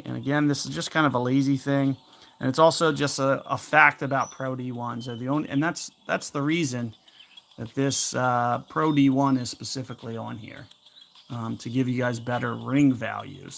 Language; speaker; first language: English; native; English